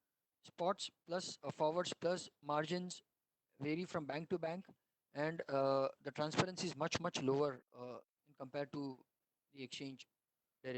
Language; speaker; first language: English; non-native, local second language; Hindi